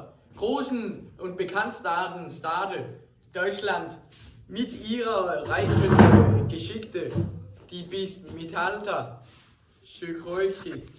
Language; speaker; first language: German; non-native, learner; Danish